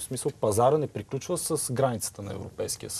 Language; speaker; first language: Bulgarian; native; Bulgarian